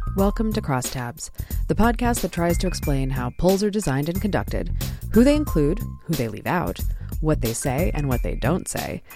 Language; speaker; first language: English; native; English